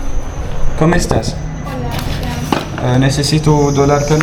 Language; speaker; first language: Spanish; non-native, learner; Arabic